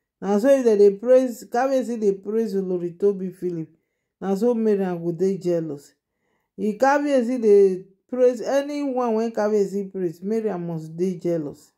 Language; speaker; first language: Nigerian Pidgin; non-native, local second language; Yoruba